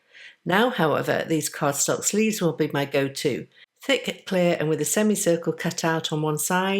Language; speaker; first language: English; native; English